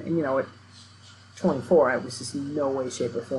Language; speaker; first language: English; native; English